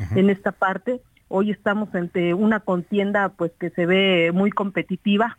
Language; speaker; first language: Spanish; native; Spanish